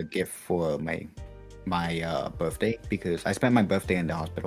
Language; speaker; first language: English; non-native, fluent; Spanish